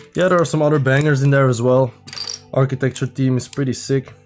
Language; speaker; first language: English; non-native, fluent; Dutch